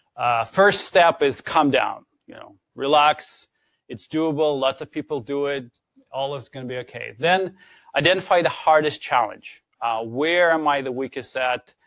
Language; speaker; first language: English; non-native, fluent; Ukrainian